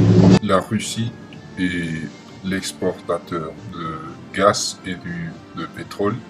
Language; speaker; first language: French; non-native, learner; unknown